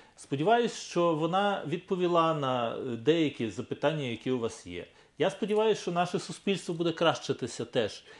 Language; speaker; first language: Ukrainian; native; Ukrainian